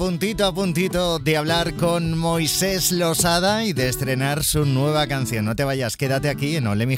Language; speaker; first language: Spanish; native; Spanish